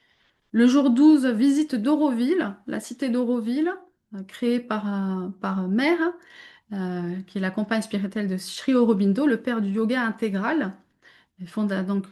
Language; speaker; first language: French; native; French